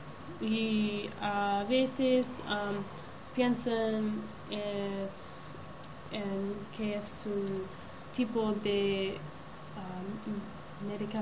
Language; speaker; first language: Spanish; non-native, learner; English